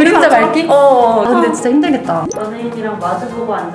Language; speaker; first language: Korean; native; Korean